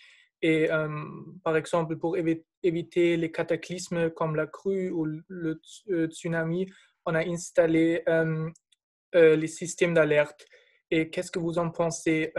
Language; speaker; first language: French; non-native, fluent; German